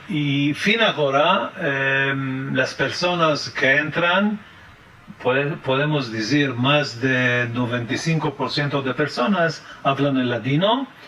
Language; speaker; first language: Spanish; early bilingual, heritage; French